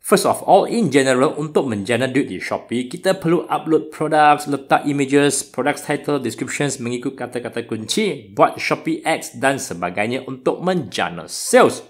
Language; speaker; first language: Malay; non-native, local second language; Chinese